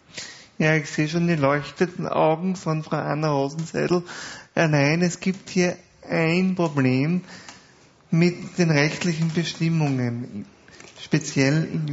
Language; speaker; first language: German; native; German